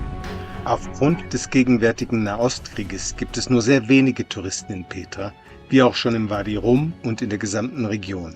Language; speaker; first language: German; native; German